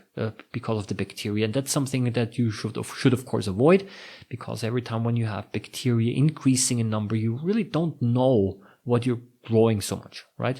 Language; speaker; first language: English; non-native, fluent; German